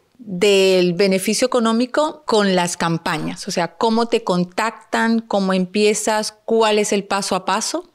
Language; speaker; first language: Spanish; native; Spanish